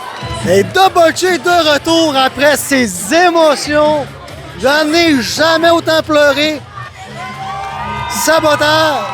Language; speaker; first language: French; native; French